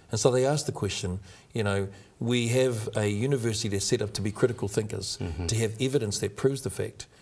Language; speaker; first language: English; native; English